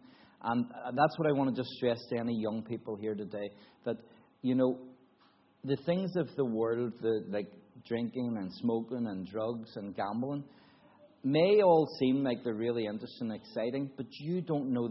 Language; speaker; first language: English; native; English